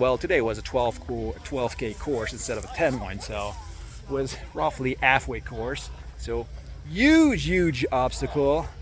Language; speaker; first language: English; non-native, local second language; French